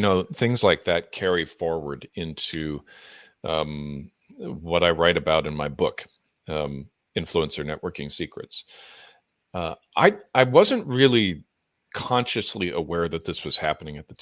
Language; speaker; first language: English; native; English